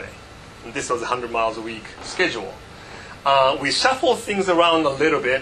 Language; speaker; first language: English; non-native, fluent; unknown